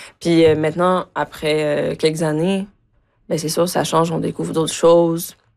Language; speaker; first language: French; early bilingual, other home language; Spanish